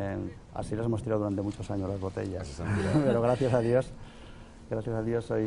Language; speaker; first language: Spanish; native; Spanish